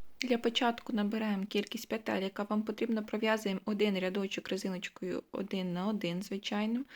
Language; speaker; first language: Ukrainian; native; Ukrainian